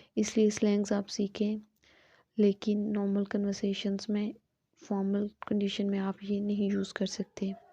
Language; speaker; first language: Urdu; non-native, local second language; Punjabi